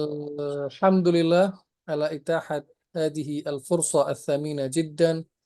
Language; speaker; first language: Arabic; non-native, fluent; Indonesian